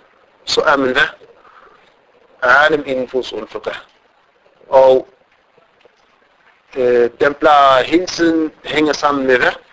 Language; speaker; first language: Danish; non-native, fluent; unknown